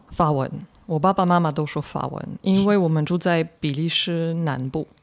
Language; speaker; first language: Chinese; non-native, fluent; French